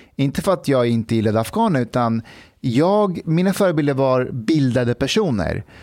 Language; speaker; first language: Swedish; early bilingual, other home language; Persian